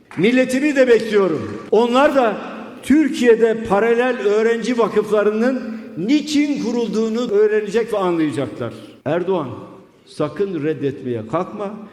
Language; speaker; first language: Turkish; native; Turkish